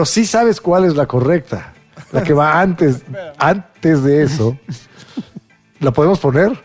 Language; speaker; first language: Spanish; native; Spanish